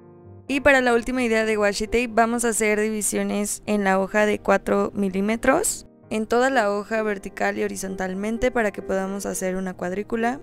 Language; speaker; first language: Spanish; native; Spanish